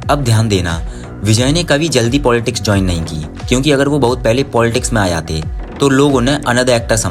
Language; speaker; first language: Hindi; native; Hindi